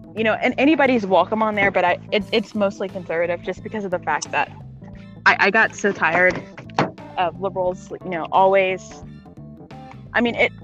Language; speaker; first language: English; native; English